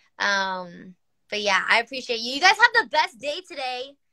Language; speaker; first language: English; early bilingual, other home language; Spanish